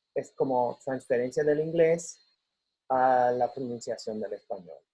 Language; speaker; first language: Spanish; non-native, fluent; English